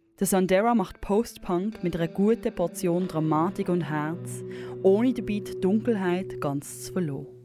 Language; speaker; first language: German; native; German